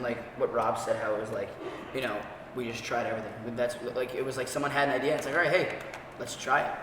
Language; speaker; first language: English; native; English